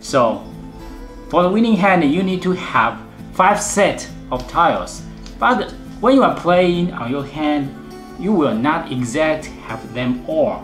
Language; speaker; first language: English; non-native, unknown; Chinese